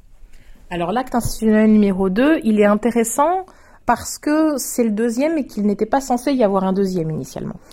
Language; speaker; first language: French; native; French